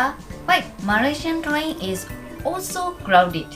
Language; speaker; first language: English; non-native, fluent; Japanese